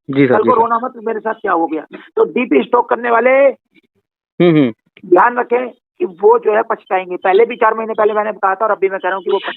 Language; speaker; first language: Hindi; native; Hindi